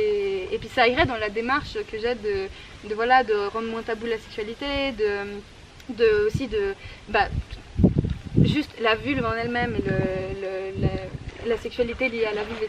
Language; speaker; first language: French; native; French